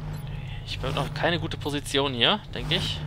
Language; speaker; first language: German; native; German